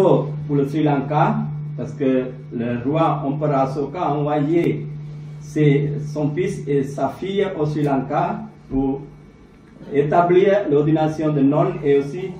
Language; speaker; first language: French; non-native, learner; Sinhala